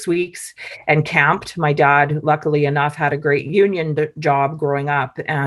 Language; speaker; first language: English; native; English